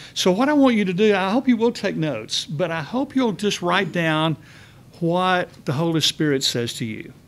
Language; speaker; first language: English; native; English